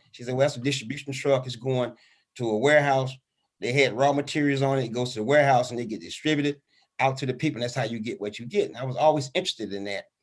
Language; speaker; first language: English; native; English